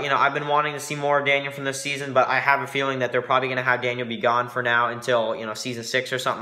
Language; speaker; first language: English; native; English